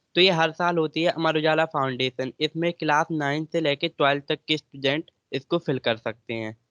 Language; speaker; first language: Hindi; native; Hindi